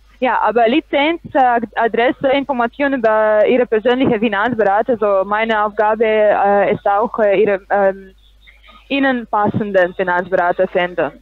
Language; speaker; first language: German; non-native, learner; Russian